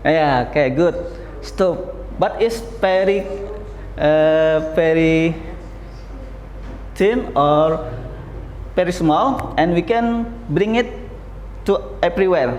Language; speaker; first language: English; non-native, learner; Indonesian